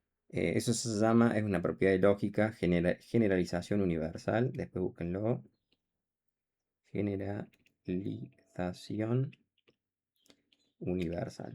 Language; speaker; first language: Spanish; native; Spanish